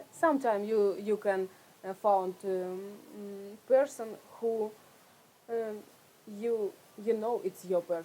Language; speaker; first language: English; non-native, learner; Russian